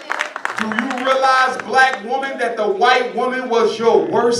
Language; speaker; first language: English; native; English